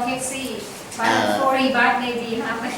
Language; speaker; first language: English; non-native, learner; Thai